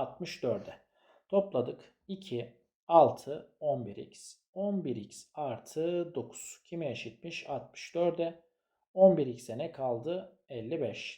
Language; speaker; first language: Turkish; native; Turkish